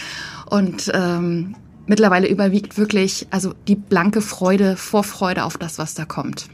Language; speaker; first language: German; native; German